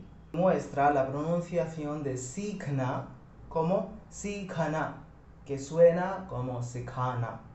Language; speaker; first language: Spanish; non-native, fluent; Hindi